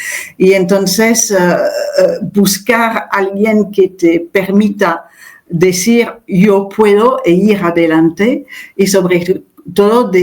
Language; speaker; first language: Spanish; non-native, fluent; French